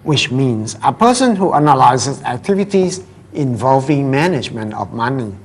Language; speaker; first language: English; non-native, fluent; Thai